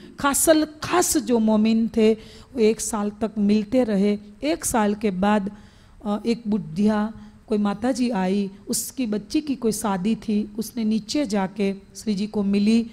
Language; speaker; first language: Hindi; non-native, local second language; Gujarati